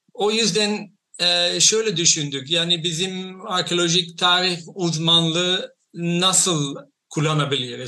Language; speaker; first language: Turkish; non-native, fluent; Dutch